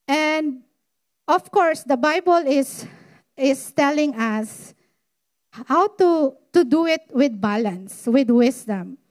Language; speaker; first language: English; non-native, local second language; Filipino